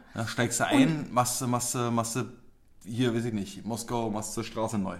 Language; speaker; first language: German; early bilingual, other home language; Polish